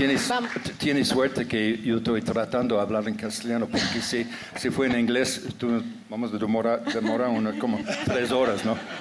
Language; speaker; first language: Spanish; non-native, fluent; English